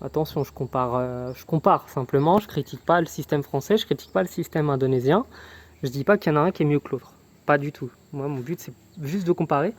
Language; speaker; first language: French; native; French